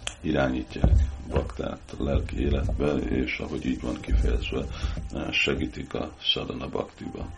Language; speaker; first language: Hungarian; early bilingual, heritage; Hungarian